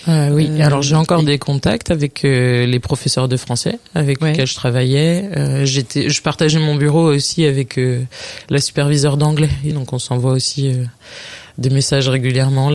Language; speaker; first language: French; native; French